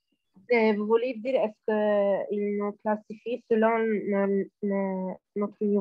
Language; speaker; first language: French; non-native, learner; Arabic